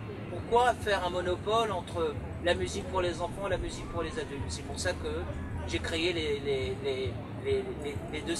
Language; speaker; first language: French; early bilingual, other home language; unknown